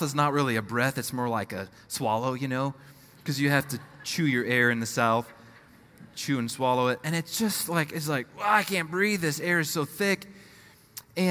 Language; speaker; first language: English; native; English